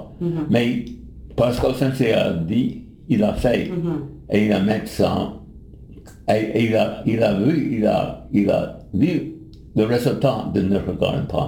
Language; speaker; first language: French; non-native, learner; English